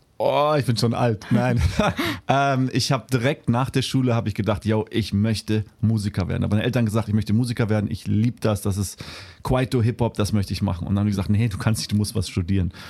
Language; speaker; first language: German; native; German